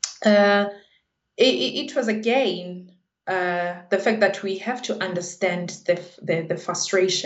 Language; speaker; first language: English; non-native, local second language; Zulu